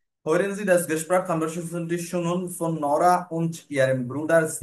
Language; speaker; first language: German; non-native, fluent; Bangla